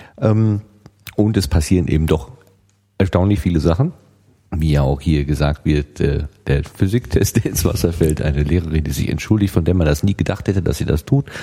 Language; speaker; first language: German; native; German